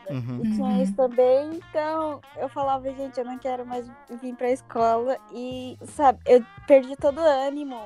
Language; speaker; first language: Portuguese; early bilingual, heritage; Japanese